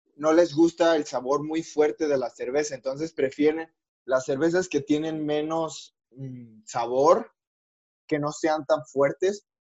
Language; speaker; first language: Spanish; native; Spanish